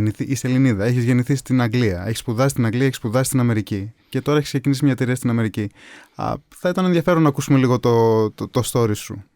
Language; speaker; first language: Greek; native; Greek